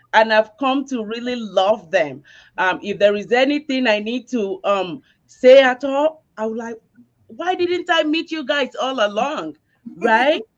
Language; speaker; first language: English; non-native, local second language; Yoruba